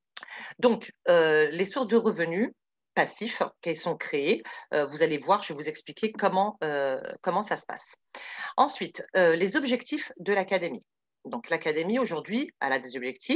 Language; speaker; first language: French; native; French